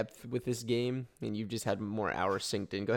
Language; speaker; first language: English; native; English